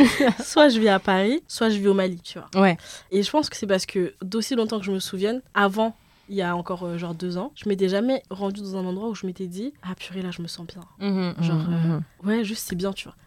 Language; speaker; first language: French; early bilingual, other home language; Bambara